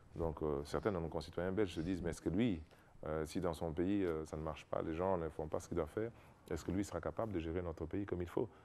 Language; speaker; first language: French; non-native, local second language; Lingala